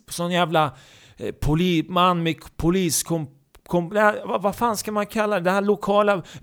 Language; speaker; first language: Swedish; native; Swedish